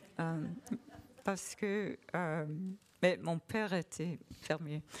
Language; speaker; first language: French; non-native, learner; English